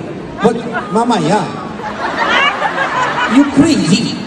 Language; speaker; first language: English; non-native, learner; Korean